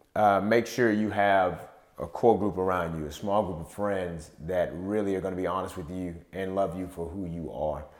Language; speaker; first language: English; native; English